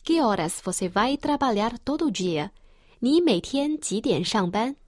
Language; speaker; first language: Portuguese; non-native, fluent; Chinese